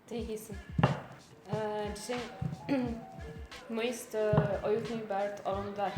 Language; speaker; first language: Mongolian; non-native, learner; Hungarian